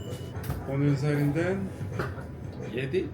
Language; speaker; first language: Turkish; non-native, fluent; Korean